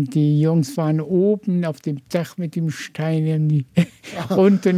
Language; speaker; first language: German; non-native, fluent; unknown